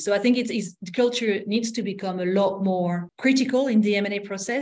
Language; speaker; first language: English; non-native, fluent; French